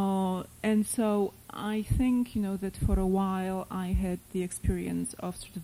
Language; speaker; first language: English; non-native, fluent; Polish